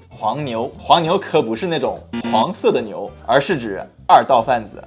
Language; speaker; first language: Chinese; non-native, fluent; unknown